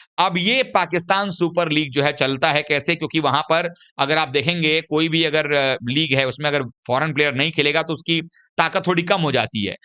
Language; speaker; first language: Hindi; native; Hindi